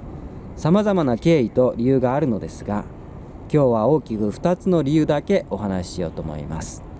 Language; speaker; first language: Japanese; non-native, fluent; Korean